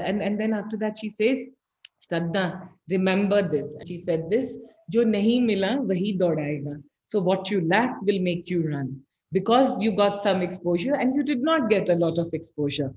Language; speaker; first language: English; non-native, local second language; Hindi